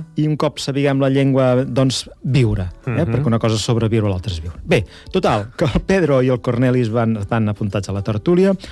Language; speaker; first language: Catalan; native; Catalan